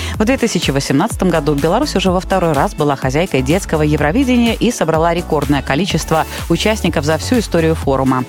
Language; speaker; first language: Russian; native; Russian